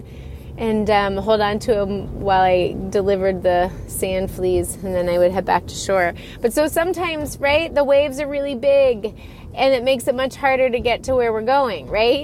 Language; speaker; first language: English; native; English